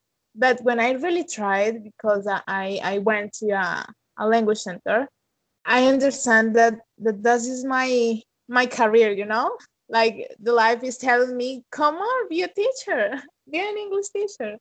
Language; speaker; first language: English; non-native, fluent; Spanish